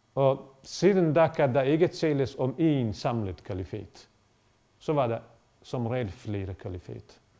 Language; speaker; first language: Danish; non-native, fluent; Bosnian